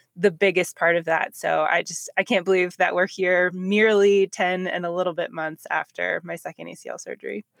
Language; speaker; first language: English; native; English